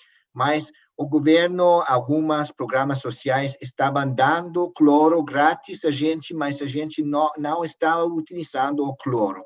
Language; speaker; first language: Portuguese; non-native, learner; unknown